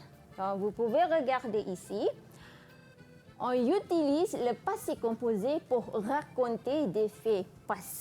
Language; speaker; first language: French; non-native, fluent; Malay